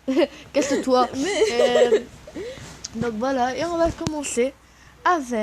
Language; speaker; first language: French; native; French